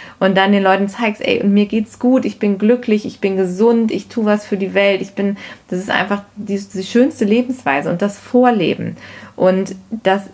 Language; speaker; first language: German; native; German